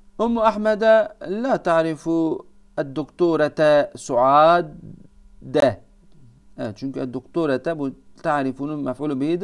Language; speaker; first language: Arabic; non-native, fluent; Turkish